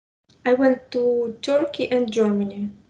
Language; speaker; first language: English; non-native, fluent; Russian